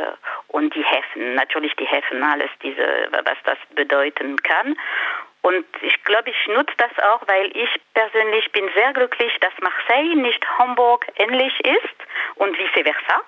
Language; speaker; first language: German; non-native, fluent; French